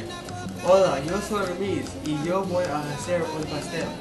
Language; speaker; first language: Spanish; non-native, learner; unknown